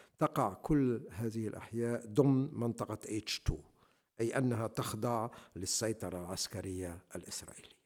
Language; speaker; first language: Arabic; native; Arabic